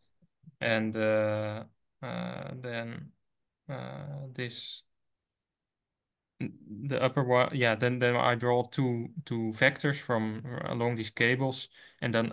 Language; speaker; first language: English; non-native, fluent; Dutch